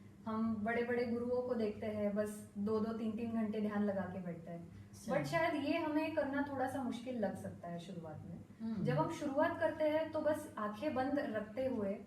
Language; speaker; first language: Hindi; non-native, local second language; Marathi